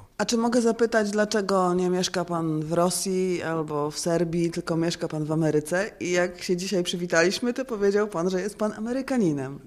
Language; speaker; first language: Polish; native; Polish